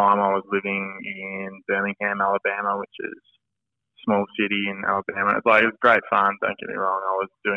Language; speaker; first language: English; native; English